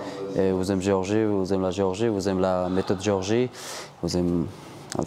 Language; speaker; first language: French; non-native, learner; Georgian